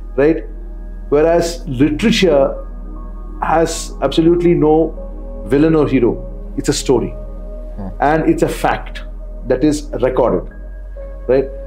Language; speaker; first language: English; non-native, local second language; Telugu